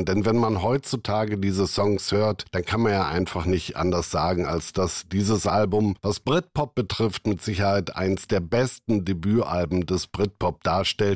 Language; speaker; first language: German; native; German